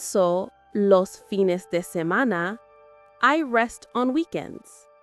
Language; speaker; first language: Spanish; non-native, fluent; English